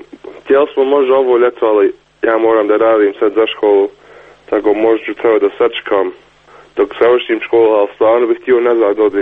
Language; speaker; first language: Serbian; early bilingual, heritage; Bosnian